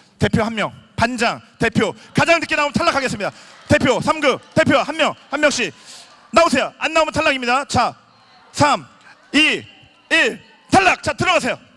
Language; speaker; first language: Korean; native; Korean